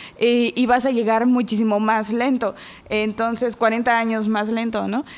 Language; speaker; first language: Spanish; native; Spanish